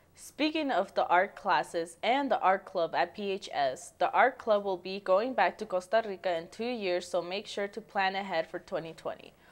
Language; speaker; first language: English; early bilingual, other home language; Spanish